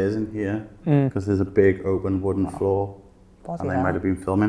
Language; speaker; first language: English; native; English